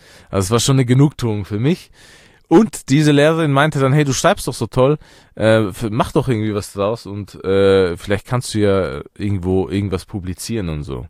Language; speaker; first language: German; early bilingual, other home language; Persian